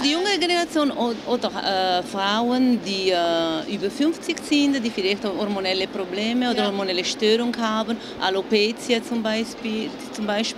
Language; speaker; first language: German; non-native, fluent; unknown